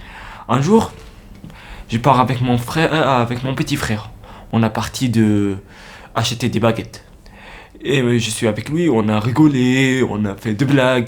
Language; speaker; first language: French; non-native, learner; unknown